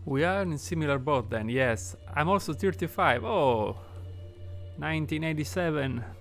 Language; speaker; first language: English; non-native, fluent; Italian